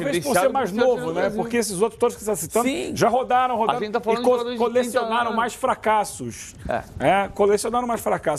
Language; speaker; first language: Portuguese; native; Portuguese